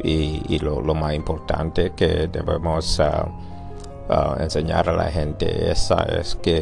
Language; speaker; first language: Spanish; non-native, learner; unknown